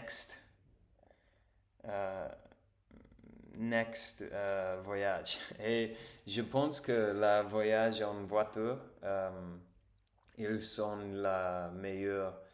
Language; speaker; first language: French; non-native, learner; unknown